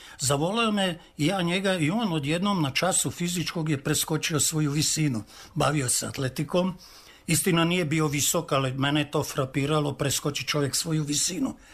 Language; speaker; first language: Serbian; native; Serbian